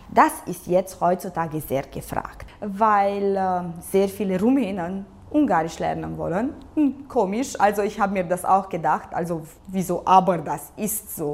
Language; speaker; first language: German; non-native, local second language; Romanian